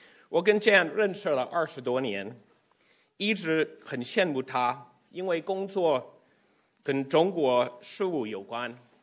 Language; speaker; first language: Chinese; non-native, fluent; English